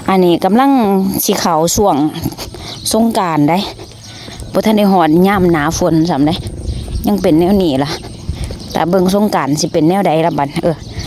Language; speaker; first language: Thai; native; Thai